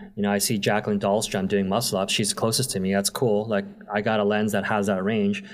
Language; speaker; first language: English; native; English